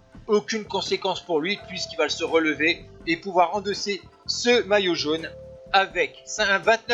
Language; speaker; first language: French; native; French